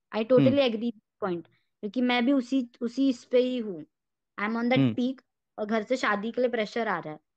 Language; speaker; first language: Hindi; native; Hindi